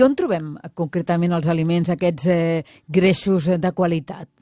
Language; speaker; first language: Catalan; native; Catalan